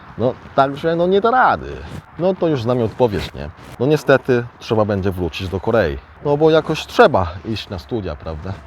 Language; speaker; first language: Polish; early bilingual, other home language; Korean